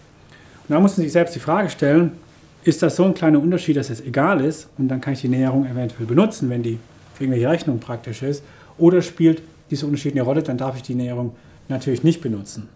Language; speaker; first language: German; native; German